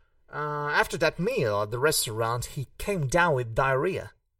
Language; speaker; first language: English; non-native, fluent; Hungarian